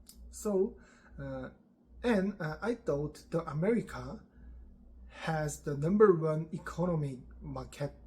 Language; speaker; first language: English; non-native, learner; Korean